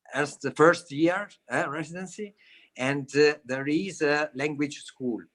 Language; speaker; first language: English; non-native, learner; Italian